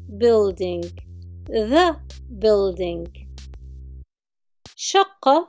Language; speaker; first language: English; non-native, fluent; Arabic